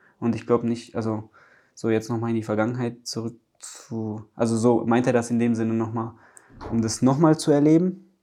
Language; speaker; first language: German; early bilingual, other home language; Polish